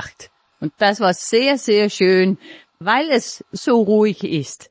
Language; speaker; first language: German; non-native, fluent; Danish